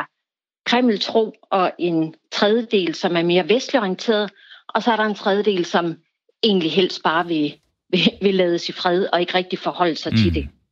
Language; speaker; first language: Danish; native; Danish